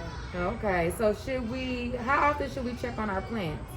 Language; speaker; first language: English; native; English